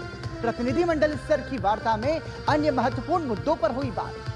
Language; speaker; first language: Hindi; native; Hindi